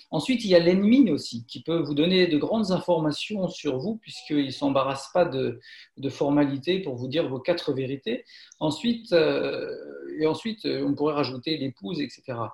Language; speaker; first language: French; native; French